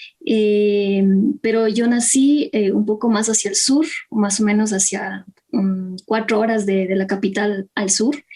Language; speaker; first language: Spanish; non-native, local second language; Quechua